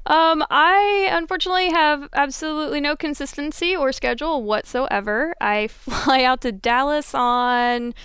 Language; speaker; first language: English; native; English